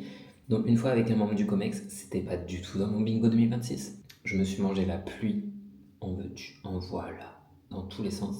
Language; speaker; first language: French; native; French